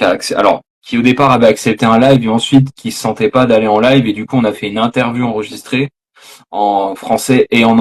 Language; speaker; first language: French; native; French